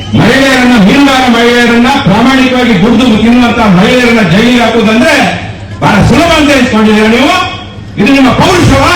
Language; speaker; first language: Kannada; native; Kannada